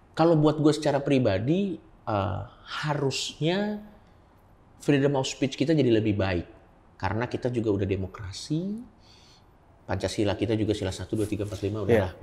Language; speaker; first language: Indonesian; native; Indonesian